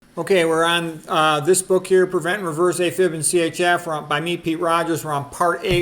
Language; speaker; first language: English; native; English